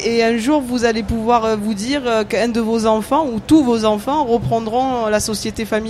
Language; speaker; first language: French; native; French